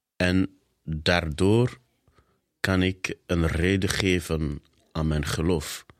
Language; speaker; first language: Dutch; non-native, fluent; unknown